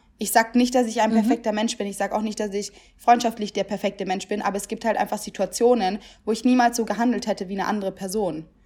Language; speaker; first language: German; early bilingual, other home language; Italian